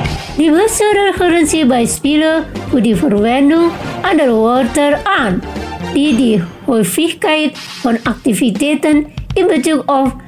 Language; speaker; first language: German; non-native, fluent; Indonesian